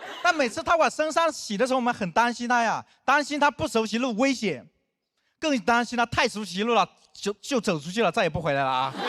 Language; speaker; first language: Chinese; non-native, local second language; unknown